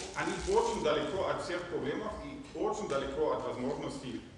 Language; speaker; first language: Russian; non-native, fluent; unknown